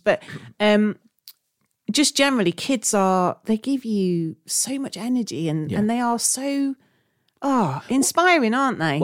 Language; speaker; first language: English; native; English